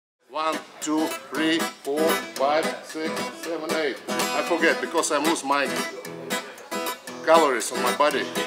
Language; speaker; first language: English; non-native, learner; Russian